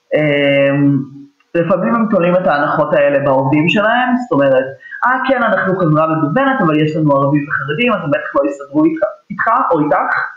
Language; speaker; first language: Hebrew; native; Hebrew